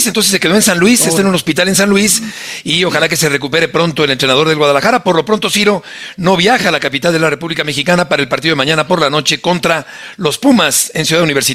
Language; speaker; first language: Spanish; native; Spanish